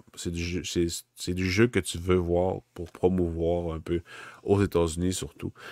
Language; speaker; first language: French; native; French